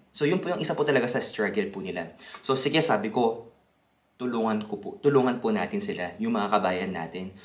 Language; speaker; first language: Filipino; early bilingual, other home language; Korean